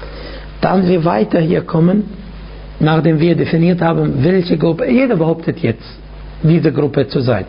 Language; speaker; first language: German; non-native, fluent; Arabic